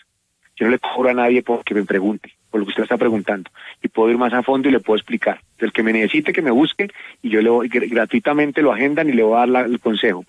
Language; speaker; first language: Spanish; native; Spanish